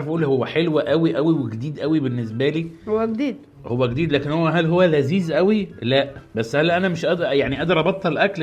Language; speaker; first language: Arabic; native; Arabic